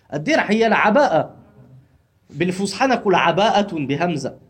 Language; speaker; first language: Arabic; non-native, fluent; French